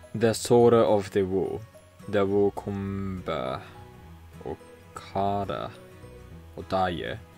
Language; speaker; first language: English; non-native, fluent; Japanese